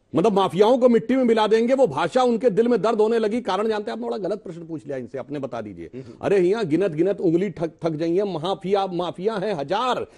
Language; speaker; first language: Hindi; native; Hindi